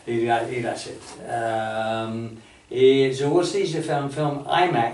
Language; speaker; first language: French; non-native, fluent; English